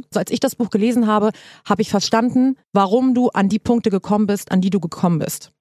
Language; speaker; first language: German; native; German